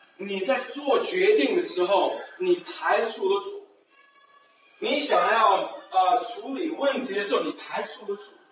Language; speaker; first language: Chinese; early bilingual, heritage; Chinese